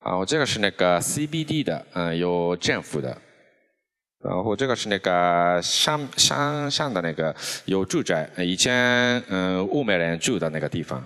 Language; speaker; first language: Chinese; non-native, fluent; Japanese